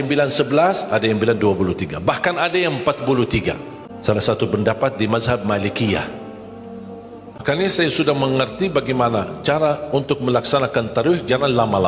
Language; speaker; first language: Indonesian; non-native, fluent; Arabic